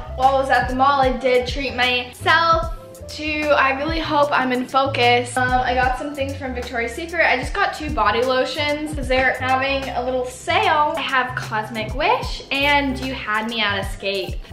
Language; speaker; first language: English; native; English